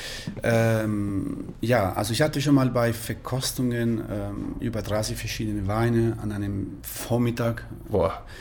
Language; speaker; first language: German; non-native, fluent; Italian